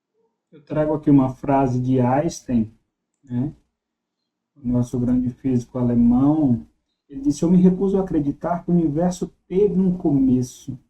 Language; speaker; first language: Portuguese; native; Portuguese